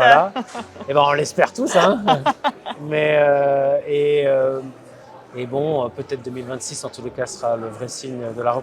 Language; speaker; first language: French; native; French